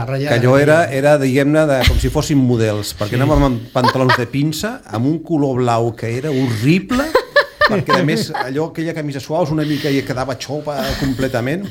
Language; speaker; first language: Catalan; native; Catalan